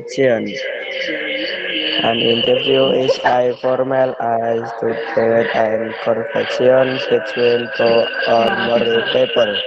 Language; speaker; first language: English; non-native, learner; Indonesian